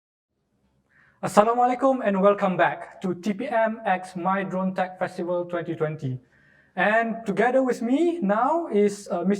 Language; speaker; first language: English; non-native, local second language; Malay